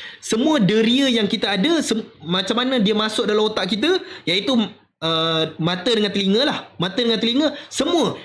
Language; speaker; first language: Malay; native; Malay